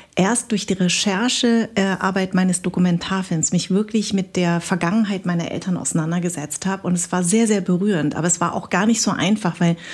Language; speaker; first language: German; early bilingual, other home language; Vietnamese